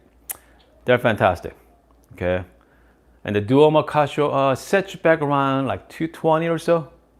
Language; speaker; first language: English; non-native, fluent; Korean